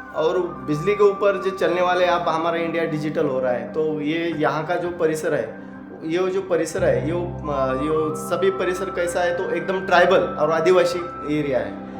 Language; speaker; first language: Hindi; non-native, local second language; Marathi